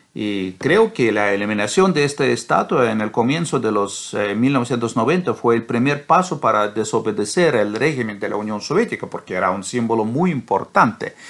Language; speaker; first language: Spanish; non-native, fluent; Russian